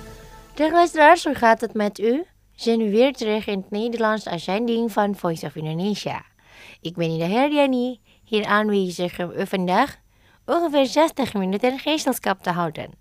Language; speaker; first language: Dutch; non-native, learner; Indonesian